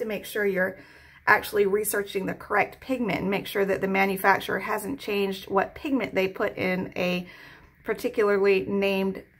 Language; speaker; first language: English; native; English